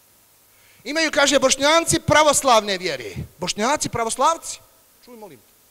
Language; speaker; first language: Serbian; native; Serbian